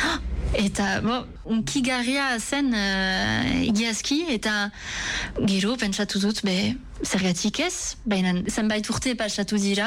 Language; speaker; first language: Basque; non-native, local second language; French